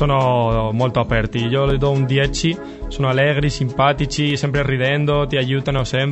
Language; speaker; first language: Italian; non-native, learner; Spanish